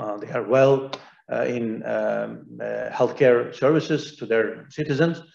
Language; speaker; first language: English; non-native, fluent; Turkish